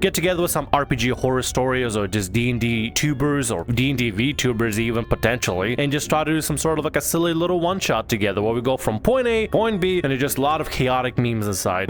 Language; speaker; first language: English; native; English